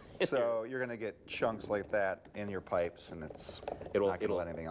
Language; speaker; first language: English; native; English